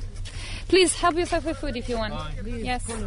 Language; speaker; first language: English; non-native, fluent; Serbian